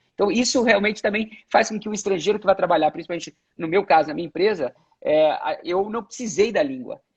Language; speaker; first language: Portuguese; native; Portuguese